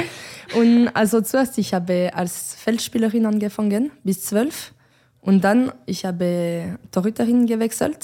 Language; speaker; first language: German; non-native, learner; French